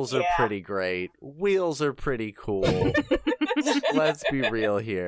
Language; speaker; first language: English; native; English